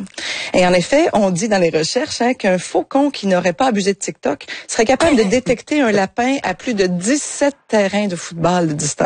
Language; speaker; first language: French; native; French